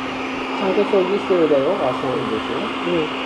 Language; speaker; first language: Japanese; non-native, learner; Filipino